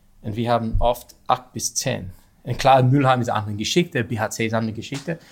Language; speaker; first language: German; non-native, learner; English